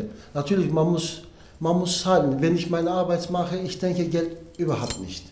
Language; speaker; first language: German; non-native, learner; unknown